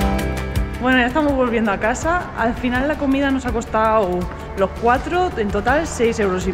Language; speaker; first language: Spanish; native; Spanish